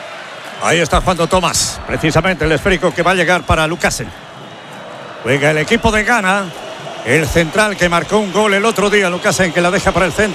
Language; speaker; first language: Spanish; native; Spanish